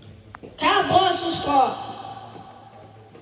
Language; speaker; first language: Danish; non-native, learner; Malay